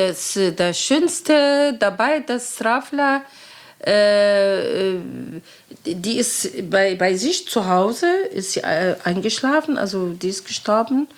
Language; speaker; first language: German; non-native, fluent; Arabic